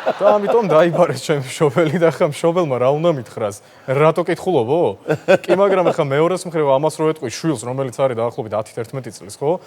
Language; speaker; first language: Georgian; non-native, local second language; Azerbaijani